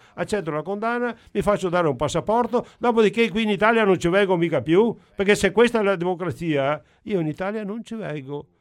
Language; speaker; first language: Italian; native; Italian